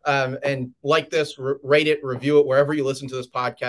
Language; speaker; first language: English; native; English